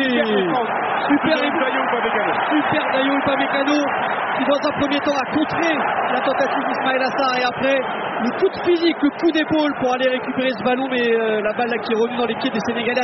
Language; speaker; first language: French; native; French